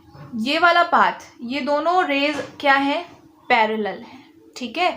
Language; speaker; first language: Hindi; native; Hindi